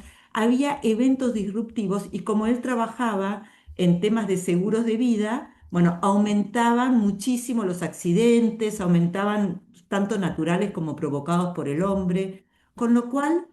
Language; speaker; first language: Spanish; native; Spanish